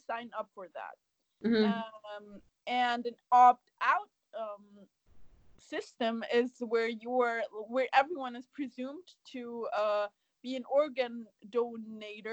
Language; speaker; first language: English; non-native, fluent; German